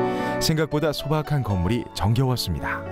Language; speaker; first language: Korean; native; Korean